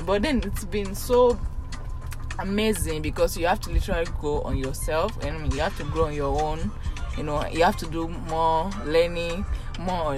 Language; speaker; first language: English; non-native, local second language; Yoruba